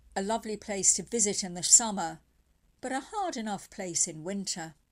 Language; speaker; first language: English; native; English